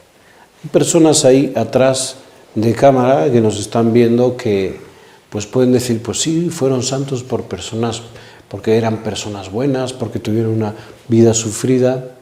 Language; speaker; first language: Spanish; native; Spanish